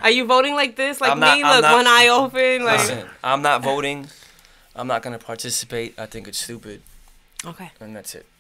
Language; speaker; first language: English; native; English